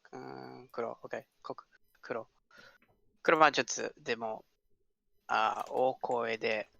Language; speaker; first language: Japanese; non-native, learner; English